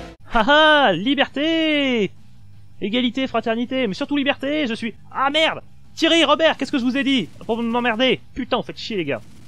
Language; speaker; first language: French; native; French